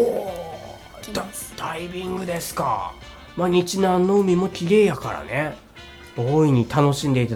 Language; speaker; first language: Japanese; native; Japanese